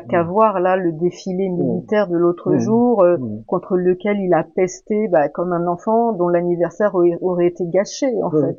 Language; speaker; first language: French; native; French